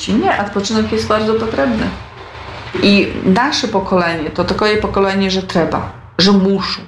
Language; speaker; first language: Polish; non-native, local second language; Ukrainian